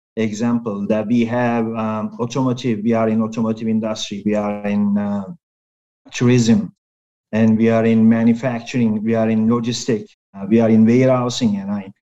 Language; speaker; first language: English; non-native, fluent; Turkish